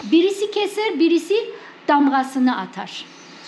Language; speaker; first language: Turkish; non-native, fluent; Arabic